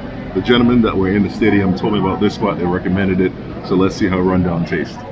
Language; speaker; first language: English; native; English